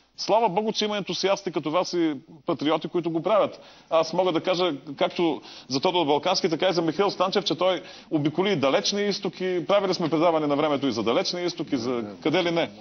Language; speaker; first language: Bulgarian; native; Bulgarian